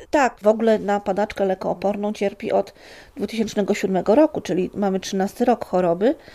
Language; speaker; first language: Polish; native; Polish